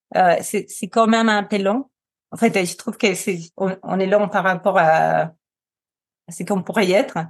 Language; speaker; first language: French; non-native, fluent; Spanish